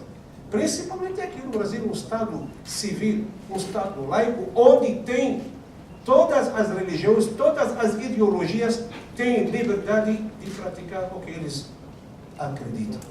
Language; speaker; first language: Portuguese; non-native, fluent; Arabic